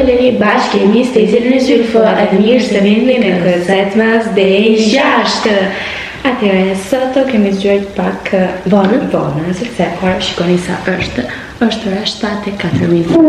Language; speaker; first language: Albanian; early bilingual, heritage; Albanian